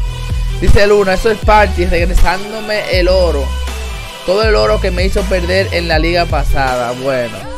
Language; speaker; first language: Spanish; native; Spanish